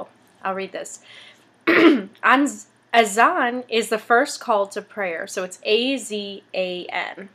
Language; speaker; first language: English; native; English